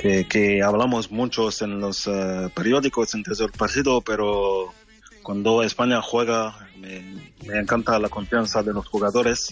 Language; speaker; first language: Spanish; non-native, fluent; French